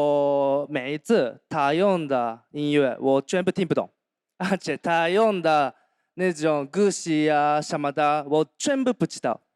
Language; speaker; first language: Chinese; non-native, learner; Japanese